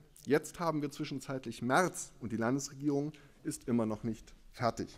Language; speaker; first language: German; native; German